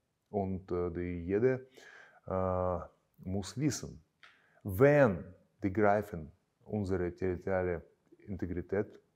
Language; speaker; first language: German; non-native, fluent; Russian